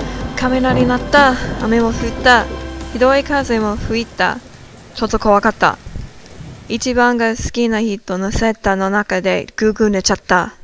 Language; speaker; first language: Japanese; non-native, learner; English